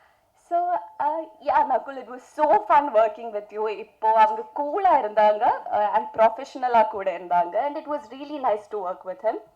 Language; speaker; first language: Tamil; non-native, fluent; Malayalam